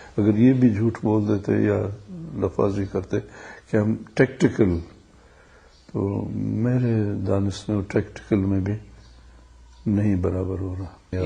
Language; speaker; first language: Urdu; non-native, local second language; Baluchi